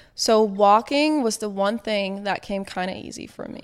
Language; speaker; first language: English; non-native, fluent; Dutch